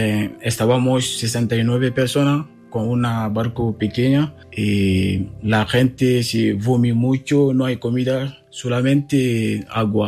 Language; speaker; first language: Spanish; non-native, learner; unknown